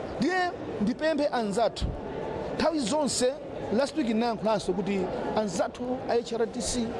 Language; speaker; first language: Nyanja; native; Nyanja